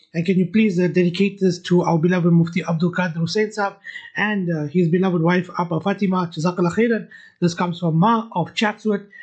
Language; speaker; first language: English; native; English